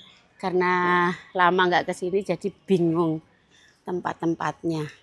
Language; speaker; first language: Indonesian; non-native, local second language; Javanese